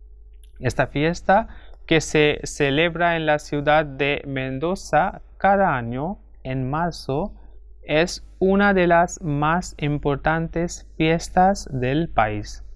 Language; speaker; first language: Spanish; non-native, fluent; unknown